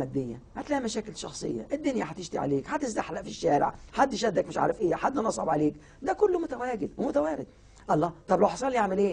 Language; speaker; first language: Arabic; native; Arabic